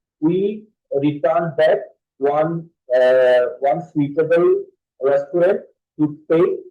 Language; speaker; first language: English; non-native, learner; Bangla